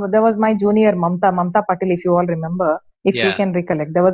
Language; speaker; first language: English; non-native, local second language; Kannada